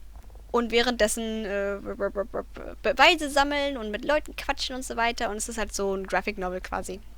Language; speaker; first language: German; native; German